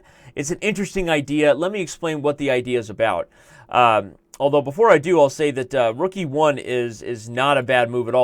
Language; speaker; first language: English; native; English